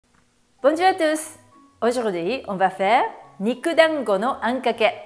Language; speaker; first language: French; non-native, fluent; Japanese